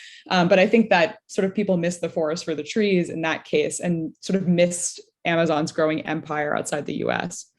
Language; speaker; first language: English; native; English